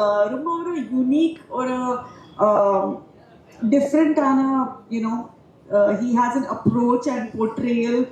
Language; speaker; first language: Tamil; non-native, fluent; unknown